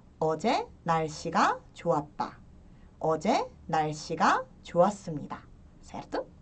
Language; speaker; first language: Korean; early bilingual, heritage; Korean